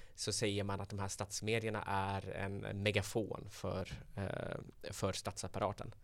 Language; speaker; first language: Swedish; native; Swedish